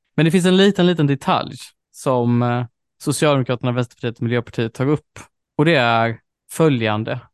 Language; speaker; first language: Swedish; native; Swedish